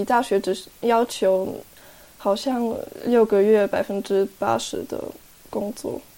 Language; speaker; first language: Chinese; early bilingual, heritage; Chinese